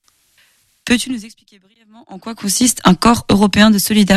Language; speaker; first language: French; native; French